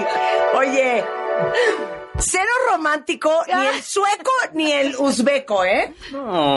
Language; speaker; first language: Spanish; native; Spanish